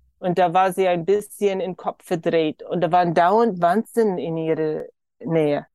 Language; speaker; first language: German; early bilingual, heritage; German